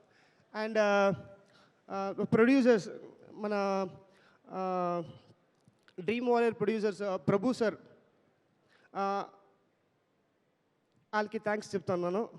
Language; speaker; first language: Telugu; non-native, learner; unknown